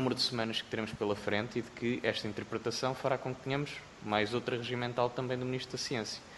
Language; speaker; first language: Portuguese; native; Portuguese